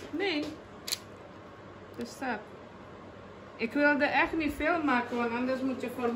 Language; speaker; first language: Dutch; non-native, local second language; Caribbean Hindustani